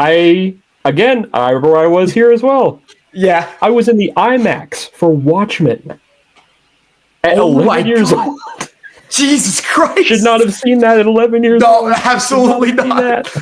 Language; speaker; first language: English; native; English